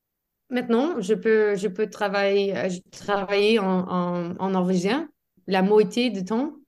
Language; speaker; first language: French; non-native, fluent; English